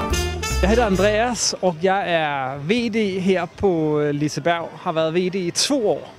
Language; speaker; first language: Swedish; native; Swedish